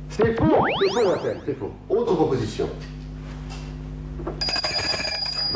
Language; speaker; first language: French; native; French